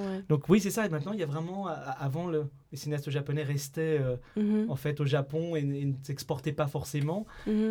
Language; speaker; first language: French; native; French